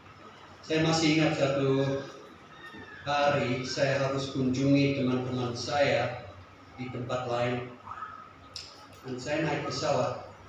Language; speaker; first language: Indonesian; non-native, fluent; English